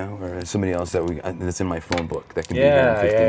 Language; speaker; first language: English; native; English